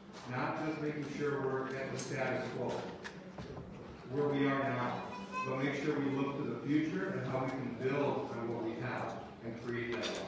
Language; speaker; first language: English; early bilingual, other home language; Spanish